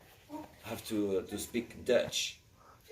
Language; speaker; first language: English; non-native, learner; French